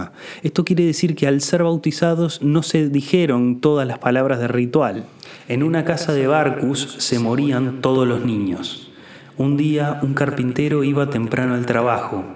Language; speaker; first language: Spanish; native; Spanish